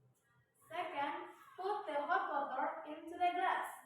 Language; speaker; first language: English; non-native, learner; Indonesian